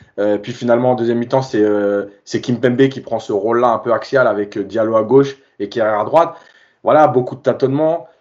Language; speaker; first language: French; native; French